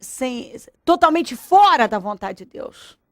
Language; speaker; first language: Portuguese; native; Portuguese